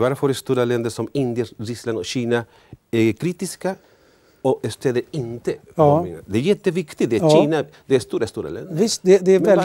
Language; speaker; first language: Swedish; non-native, learner; Spanish